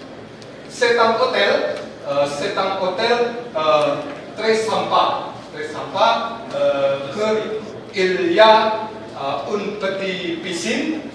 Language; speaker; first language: French; non-native, learner; Indonesian